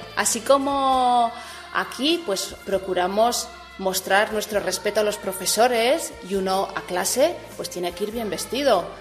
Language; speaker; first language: Spanish; native; Spanish